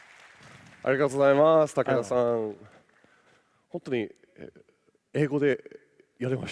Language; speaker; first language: Japanese; non-native, local second language; English